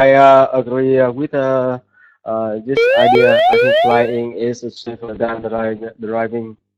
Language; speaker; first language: English; non-native, learner; Vietnamese